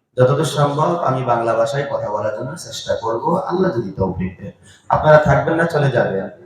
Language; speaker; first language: Bangla; non-native, local second language; Assamese